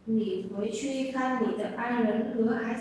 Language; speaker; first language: Chinese; non-native, learner; Vietnamese